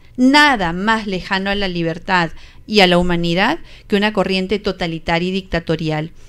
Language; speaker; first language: Spanish; native; Spanish